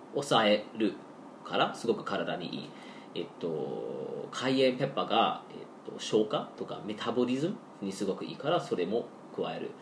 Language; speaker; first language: Japanese; non-native, fluent; English